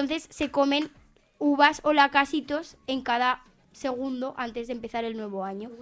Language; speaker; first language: Spanish; native; Spanish